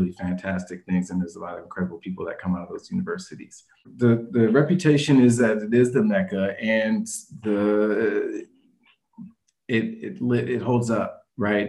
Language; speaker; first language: English; native; English